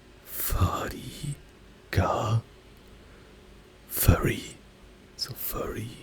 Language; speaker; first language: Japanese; non-native, learner; German